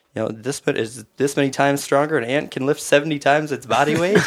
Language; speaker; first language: English; native; English